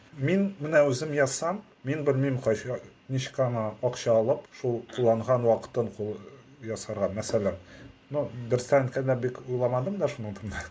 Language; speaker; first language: Tatar; native; Tatar